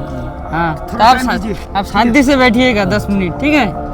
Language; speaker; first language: Hindi; non-native, local second language; Bangla